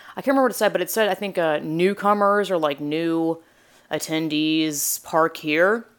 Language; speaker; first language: English; native; English